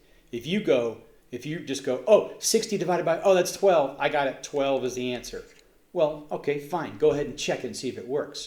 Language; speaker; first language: English; native; English